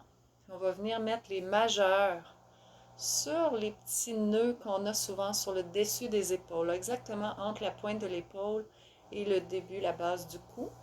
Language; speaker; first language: French; native; French